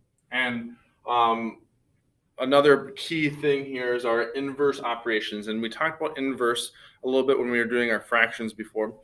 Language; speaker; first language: English; native; English